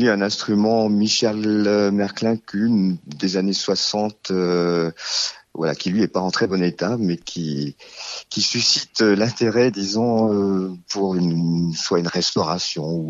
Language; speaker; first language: French; native; French